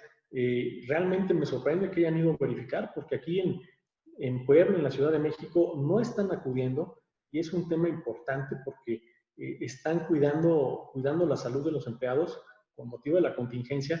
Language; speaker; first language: Spanish; native; Spanish